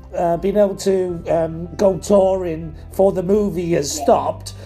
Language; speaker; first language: English; native; English